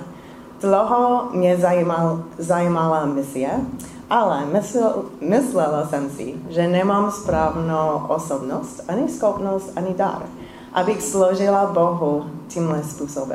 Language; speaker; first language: Czech; non-native, fluent; English